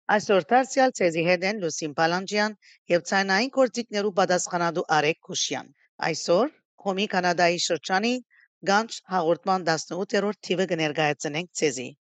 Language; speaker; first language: Armenian; early bilingual, heritage; Armenian